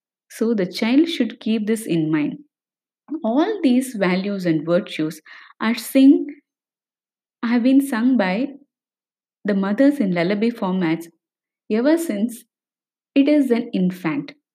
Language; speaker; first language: English; non-native, local second language; Tamil